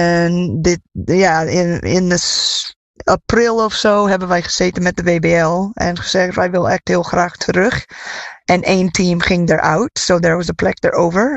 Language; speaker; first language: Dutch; non-native, fluent; English